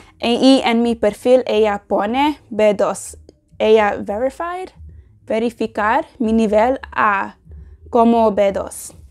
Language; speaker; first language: Spanish; non-native, learner; English